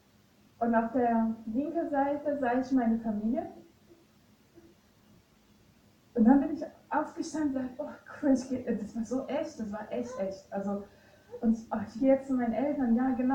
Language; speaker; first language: German; non-native, fluent; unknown